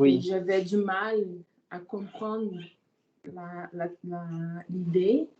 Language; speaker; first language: French; non-native, fluent; Portuguese